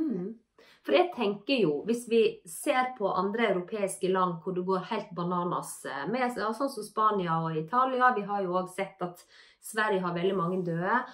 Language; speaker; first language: Norwegian; native; Norwegian